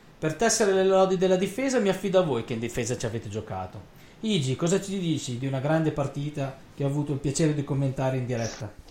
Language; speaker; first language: Italian; native; Italian